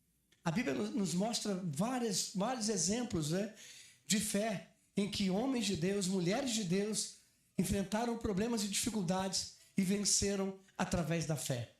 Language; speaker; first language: Portuguese; native; Portuguese